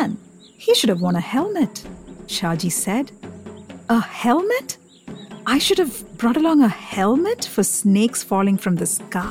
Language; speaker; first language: English; non-native, local second language; Malayalam